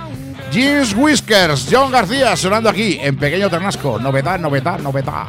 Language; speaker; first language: Spanish; native; Spanish